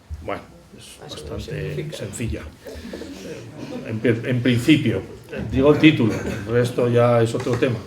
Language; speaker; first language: Spanish; native; Spanish